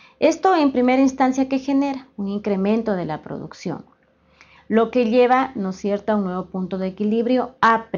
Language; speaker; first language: Spanish; native; Spanish